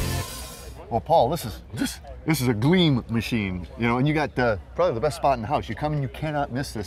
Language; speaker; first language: English; native; English